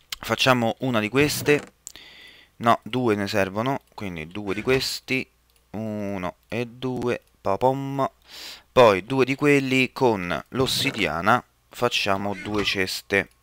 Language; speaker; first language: Italian; native; Italian